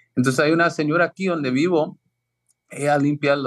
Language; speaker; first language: Spanish; early bilingual, heritage; Spanish